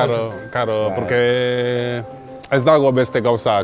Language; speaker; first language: Basque; non-native, learner; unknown